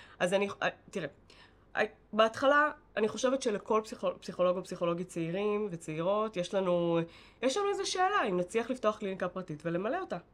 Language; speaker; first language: Hebrew; native; Hebrew